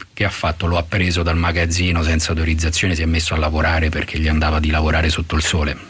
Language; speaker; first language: Italian; native; Italian